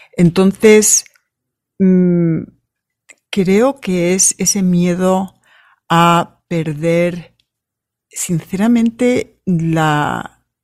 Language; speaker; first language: Spanish; native; Spanish